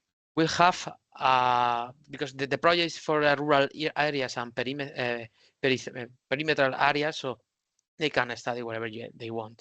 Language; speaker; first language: English; non-native, learner; Spanish